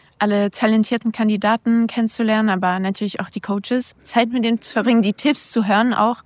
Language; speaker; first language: German; early bilingual, other home language; French